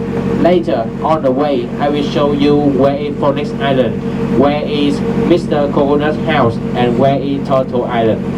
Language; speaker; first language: English; non-native, learner; Vietnamese